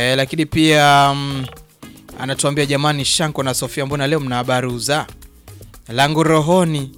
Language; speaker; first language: Swahili; native; Swahili